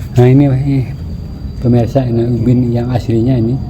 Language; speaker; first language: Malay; non-native, local second language; Sundanese